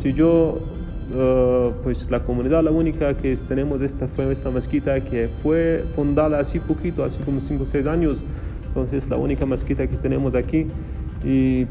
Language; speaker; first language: Spanish; non-native, fluent; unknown